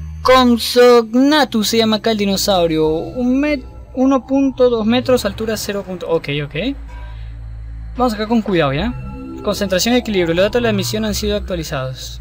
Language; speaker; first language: Spanish; native; Spanish